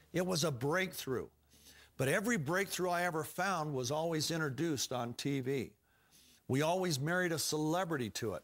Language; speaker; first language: English; native; English